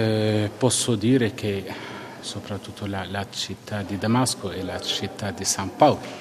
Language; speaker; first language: Italian; non-native, fluent; Arabic